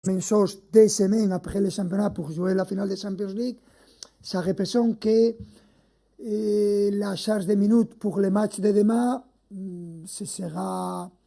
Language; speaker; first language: French; non-native, fluent; Spanish